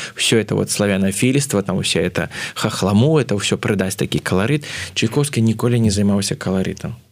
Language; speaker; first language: Belarusian; non-native, local second language; Russian